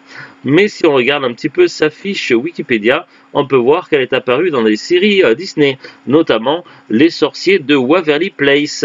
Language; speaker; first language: French; native; French